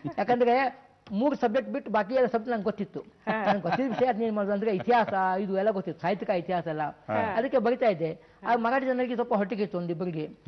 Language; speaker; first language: Kannada; native; Kannada